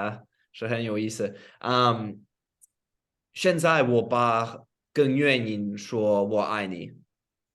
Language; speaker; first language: Chinese; non-native, fluent; English